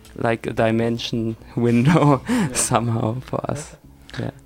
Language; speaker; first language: English; non-native, fluent; German